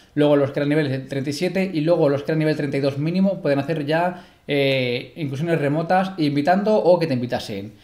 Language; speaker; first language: Spanish; native; Spanish